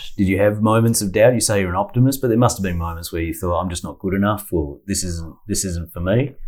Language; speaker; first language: English; native; English